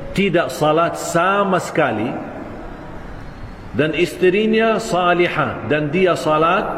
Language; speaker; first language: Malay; non-native, fluent; Arabic